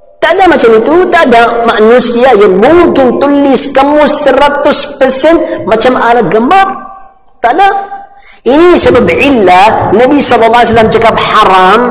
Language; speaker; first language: Malay; non-native, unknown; Arabic